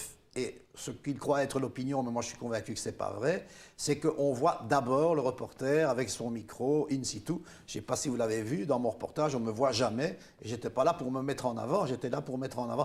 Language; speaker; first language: French; native; French